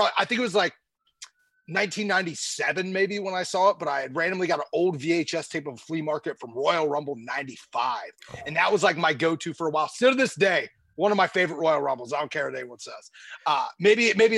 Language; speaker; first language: English; native; English